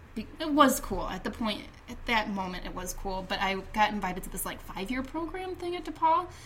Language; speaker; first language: English; native; English